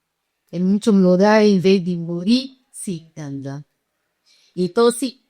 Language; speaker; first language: Spanish; non-native, fluent; Portuguese